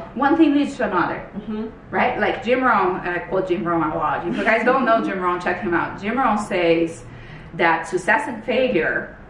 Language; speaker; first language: English; non-native, fluent; Portuguese